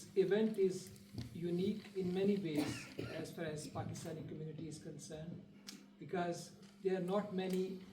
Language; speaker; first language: English; non-native, local second language; Urdu